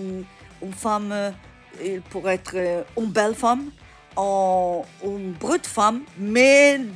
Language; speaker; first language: French; non-native, learner; Italian